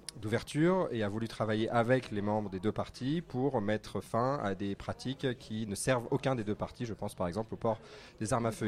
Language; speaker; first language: French; native; French